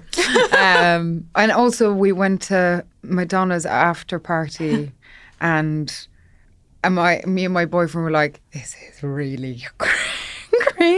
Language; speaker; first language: English; native; English